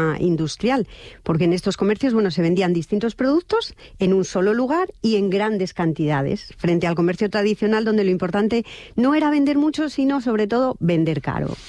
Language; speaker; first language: Spanish; native; Spanish